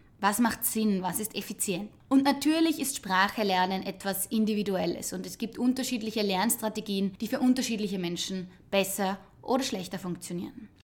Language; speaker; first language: German; native; German